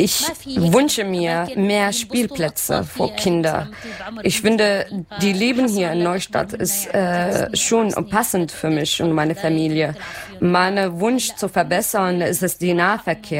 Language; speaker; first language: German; non-native, learner; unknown